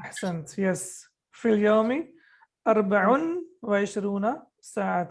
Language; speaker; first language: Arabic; non-native, fluent; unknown